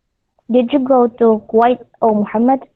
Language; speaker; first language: English; non-native, learner; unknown